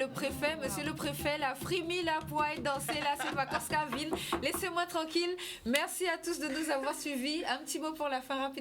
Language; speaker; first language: French; native; French